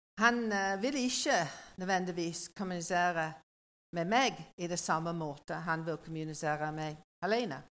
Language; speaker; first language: Norwegian; non-native, learner; English